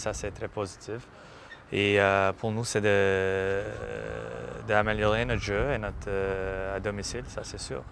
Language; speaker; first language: French; non-native, local second language; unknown